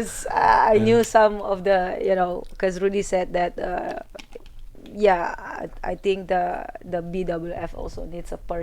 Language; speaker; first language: English; non-native, fluent; Indonesian